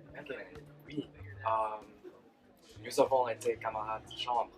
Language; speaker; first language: French; non-native, learner; English